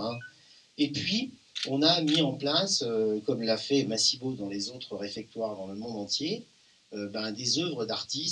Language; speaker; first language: French; native; French